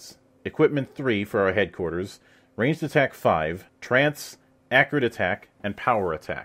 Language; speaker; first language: English; native; English